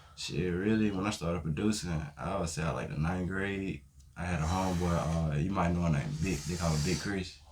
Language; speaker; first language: English; native; English